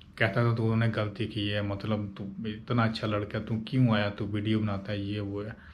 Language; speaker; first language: Urdu; non-native, local second language; Punjabi